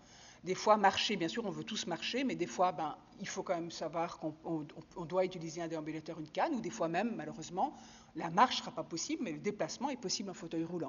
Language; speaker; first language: French; native; French